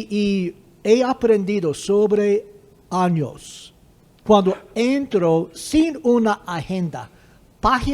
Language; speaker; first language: Spanish; non-native, fluent; English